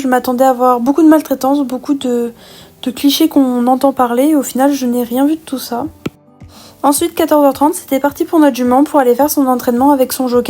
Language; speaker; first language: French; native; French